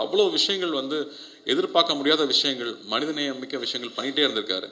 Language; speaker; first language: Tamil; native; Tamil